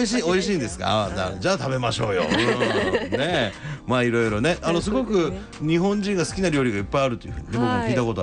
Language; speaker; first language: Japanese; native; Japanese